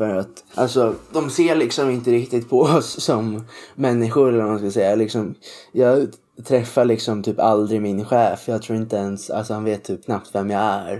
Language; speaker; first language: Swedish; native; Swedish